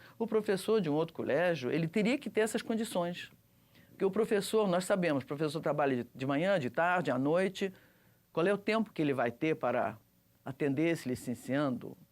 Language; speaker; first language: Portuguese; early bilingual, other home language; Russian